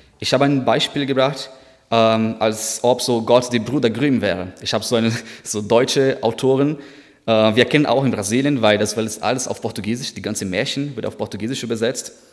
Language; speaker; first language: German; non-native, fluent; Portuguese